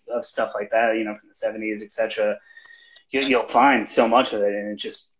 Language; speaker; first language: English; native; English